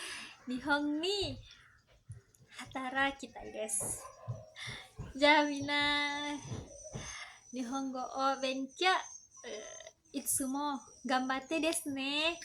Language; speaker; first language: Japanese; non-native, learner; Indonesian